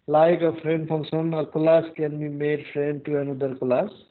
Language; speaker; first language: English; non-native, local second language; Nepali